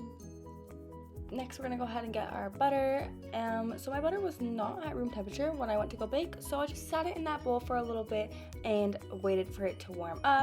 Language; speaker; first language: English; native; English